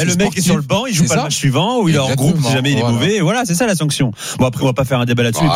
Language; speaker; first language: French; native; French